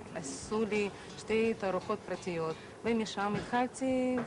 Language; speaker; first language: Hebrew; non-native, fluent; Russian